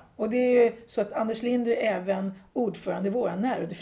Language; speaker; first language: Swedish; native; Swedish